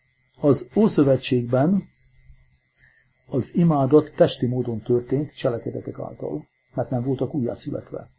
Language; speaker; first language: Hungarian; native; Hungarian